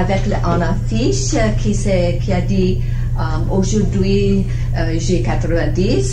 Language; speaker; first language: French; non-native, learner; English